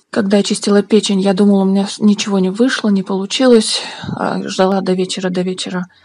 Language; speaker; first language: Russian; native; Russian